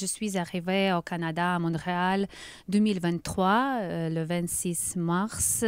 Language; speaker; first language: French; non-native, learner; Ukrainian